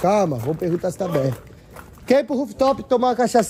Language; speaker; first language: Portuguese; native; Portuguese